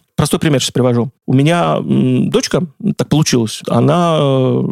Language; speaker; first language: Russian; native; Russian